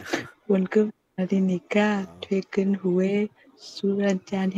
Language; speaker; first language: Korean; non-native, learner; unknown